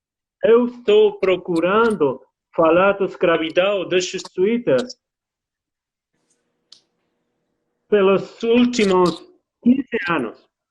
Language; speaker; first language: Portuguese; non-native, fluent; Spanish